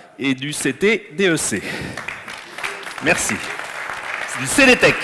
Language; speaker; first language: French; native; French